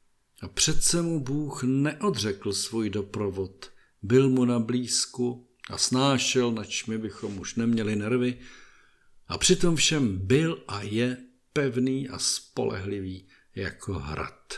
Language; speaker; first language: Czech; native; Czech